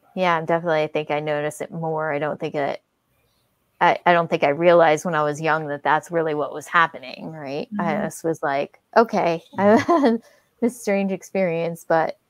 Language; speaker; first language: English; native; English